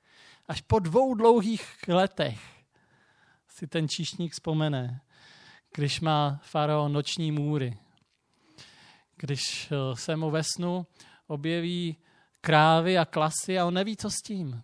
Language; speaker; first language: Czech; native; Czech